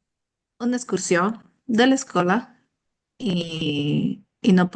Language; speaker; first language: Catalan; non-native, learner; Spanish